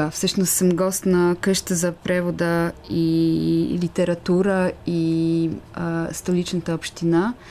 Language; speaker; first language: Bulgarian; non-native, fluent; Polish